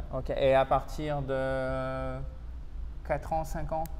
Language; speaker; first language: French; native; French